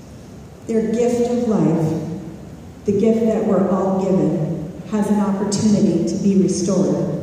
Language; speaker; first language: English; native; English